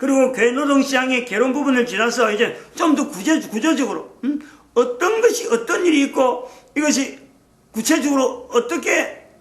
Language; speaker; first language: Korean; native; Korean